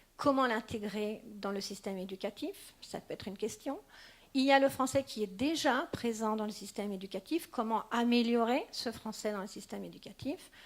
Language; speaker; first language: French; native; French